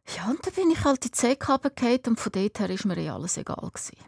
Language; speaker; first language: German; native; German